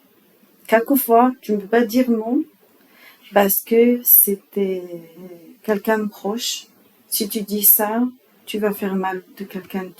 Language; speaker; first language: French; non-native, learner; Arabic